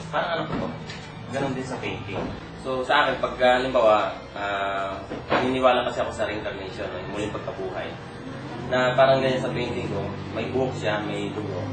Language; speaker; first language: Filipino; native; Filipino